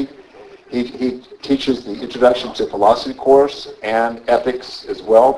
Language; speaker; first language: English; native; English